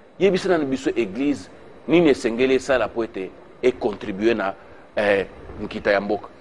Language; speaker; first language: Lingala; native; Lingala